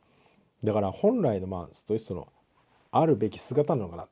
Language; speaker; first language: Japanese; native; Japanese